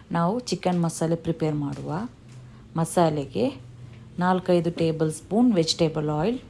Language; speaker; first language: Kannada; non-native, local second language; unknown